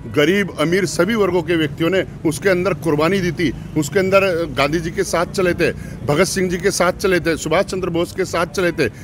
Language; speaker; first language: Hindi; native; Hindi